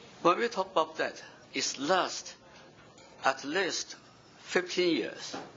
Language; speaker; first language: English; non-native, fluent; Chinese